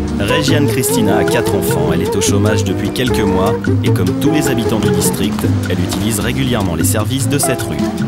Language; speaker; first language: French; native; French